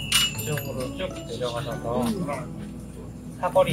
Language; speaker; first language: Korean; native; Korean